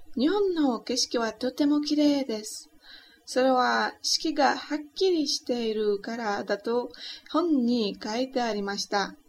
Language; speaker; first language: Japanese; non-native, learner; Polish